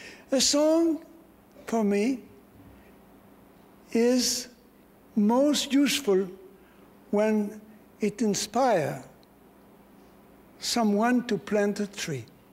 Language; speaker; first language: English; non-native, fluent; French